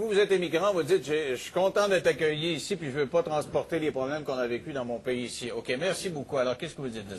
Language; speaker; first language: French; native; French